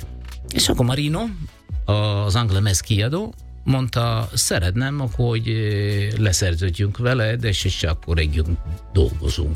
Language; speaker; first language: Hungarian; non-native, learner; Italian